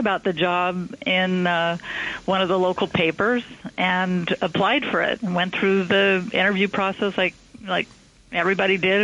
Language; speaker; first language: English; native; English